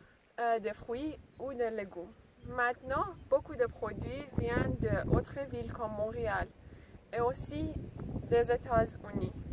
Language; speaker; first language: French; non-native, learner; English